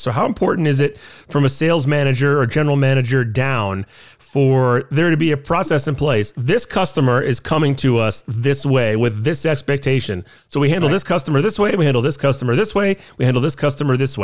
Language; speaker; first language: English; native; English